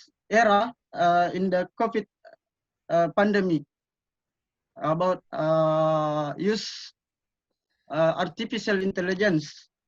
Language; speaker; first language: English; non-native, learner; Indonesian